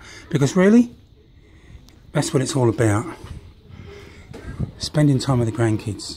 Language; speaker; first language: English; native; English